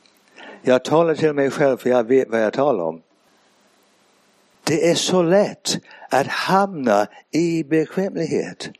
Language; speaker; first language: Swedish; non-native, fluent; English